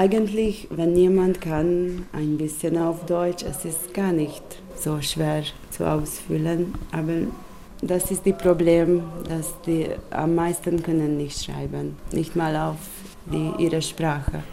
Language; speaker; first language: German; non-native, learner; Hungarian